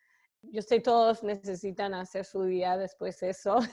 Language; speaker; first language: Spanish; non-native, fluent; English